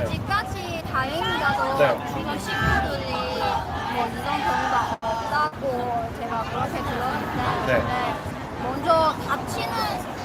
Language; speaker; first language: Korean; non-native, learner; Cantonese